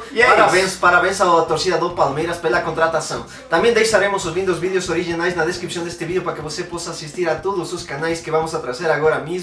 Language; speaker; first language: Portuguese; non-native, fluent; Spanish